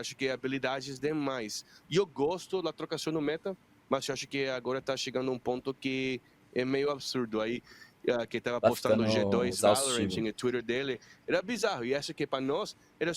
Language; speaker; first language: Portuguese; non-native, fluent; Spanish